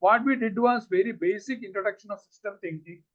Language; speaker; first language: English; non-native, local second language; Malayalam